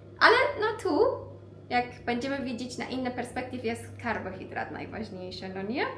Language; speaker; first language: Polish; non-native, learner; Persian